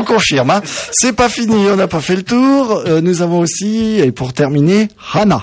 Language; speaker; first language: French; native; French